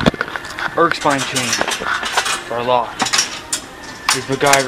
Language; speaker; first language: English; native; English